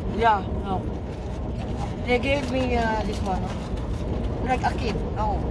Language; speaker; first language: English; non-native, learner; Filipino